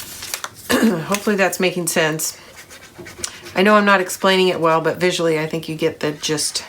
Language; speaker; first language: English; native; English